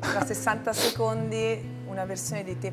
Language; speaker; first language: Italian; native; Italian